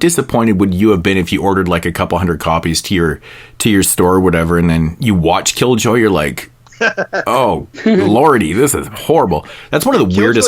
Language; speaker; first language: English; native; English